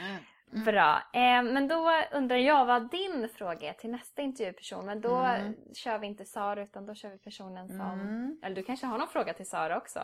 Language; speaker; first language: Swedish; native; Swedish